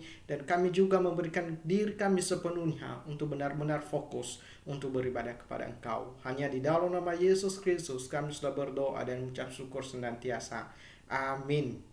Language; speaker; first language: Indonesian; native; Indonesian